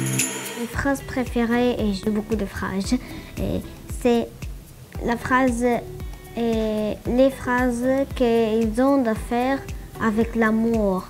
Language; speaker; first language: French; non-native, learner; Greek